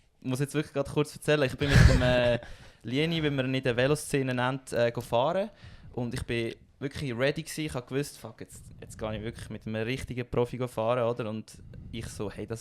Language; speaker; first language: German; native; German